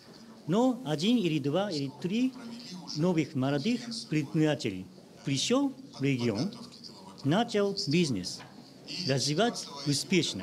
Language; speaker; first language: Russian; non-native, learner; Japanese